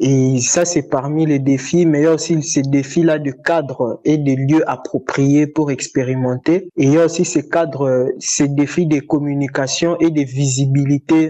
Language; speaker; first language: French; non-native, local second language; Lingala